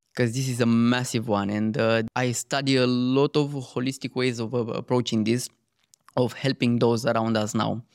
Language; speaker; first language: English; non-native, fluent; Romanian